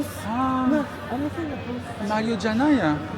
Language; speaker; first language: Japanese; non-native, learner; French